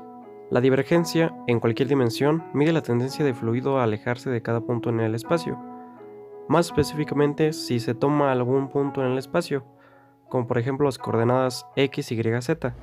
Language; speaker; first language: Spanish; native; Spanish